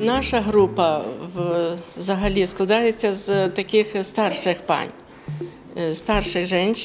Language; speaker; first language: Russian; non-native, local second language; Ukrainian